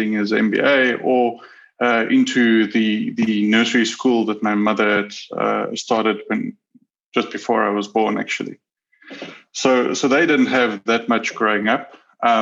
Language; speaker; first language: English; non-native, local second language; Afrikaans